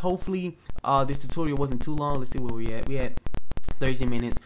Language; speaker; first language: English; native; English